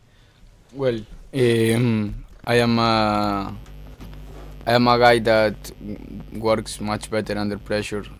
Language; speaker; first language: English; non-native, fluent; Spanish